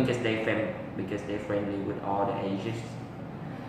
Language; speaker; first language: English; non-native, learner; Vietnamese